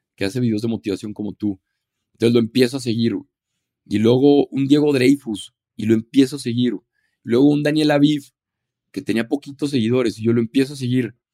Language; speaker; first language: Spanish; native; Spanish